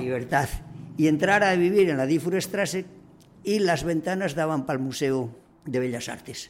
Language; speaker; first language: Spanish; native; Spanish